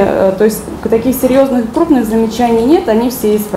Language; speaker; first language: Russian; native; Russian